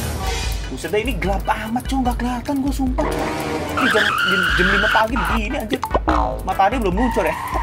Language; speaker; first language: Indonesian; native; Indonesian